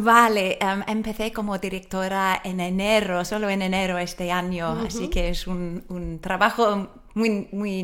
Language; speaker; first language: Spanish; non-native, learner; English